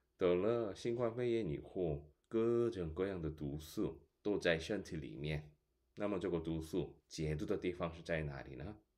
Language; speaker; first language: Chinese; non-native, fluent; Korean